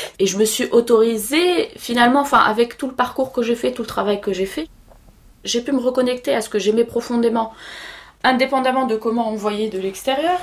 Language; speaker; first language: French; non-native, local second language; Arabic